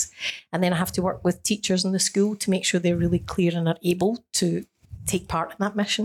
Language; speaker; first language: English; native; English